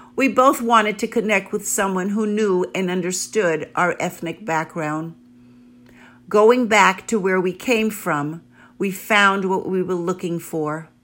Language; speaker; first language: English; early bilingual, other home language; Greek